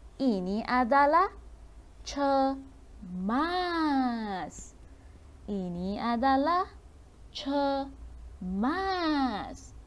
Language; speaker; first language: Malay; non-native, local second language; Chinese